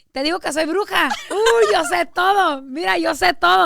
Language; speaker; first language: Spanish; early bilingual, heritage; Spanish